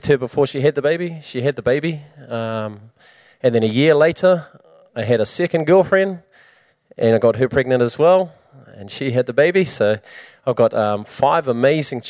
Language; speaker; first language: English; native; English